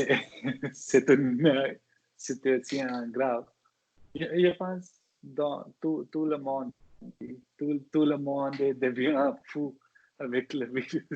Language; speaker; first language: French; non-native, learner; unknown